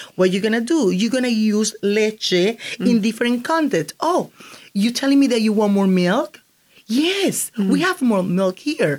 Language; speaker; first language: English; non-native, fluent; Spanish